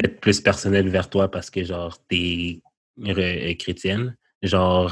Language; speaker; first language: French; native; French